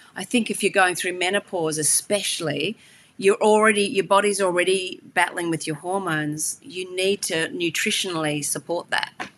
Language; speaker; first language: English; native; English